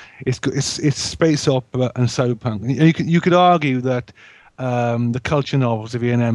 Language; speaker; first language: English; native; English